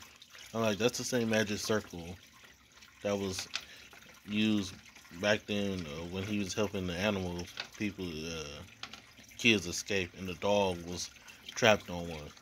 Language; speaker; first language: English; native; English